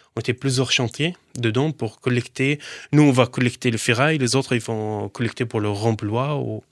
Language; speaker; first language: French; non-native, learner; Arabic